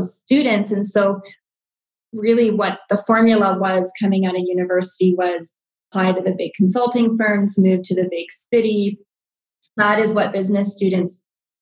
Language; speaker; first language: English; native; English